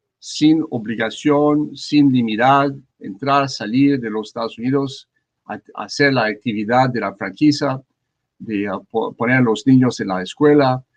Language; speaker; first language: Spanish; non-native, learner; French